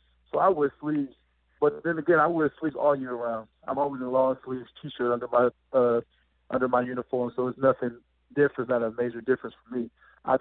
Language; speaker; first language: English; native; English